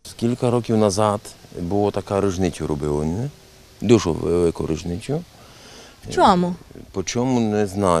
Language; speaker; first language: Ukrainian; early bilingual, heritage; Ukrainian